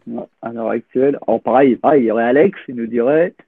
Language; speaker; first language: French; native; French